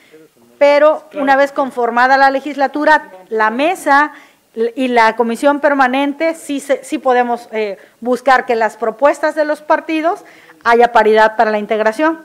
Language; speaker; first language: Spanish; native; Spanish